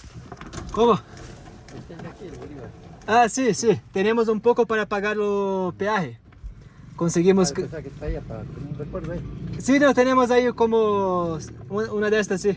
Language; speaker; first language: Spanish; non-native, learner; Portuguese